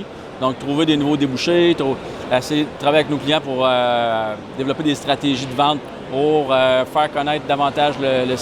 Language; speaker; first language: French; native; French